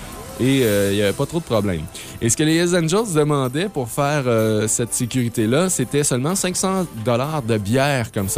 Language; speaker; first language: French; native; French